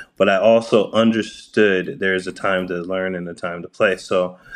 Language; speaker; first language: English; early bilingual, other home language; Japanese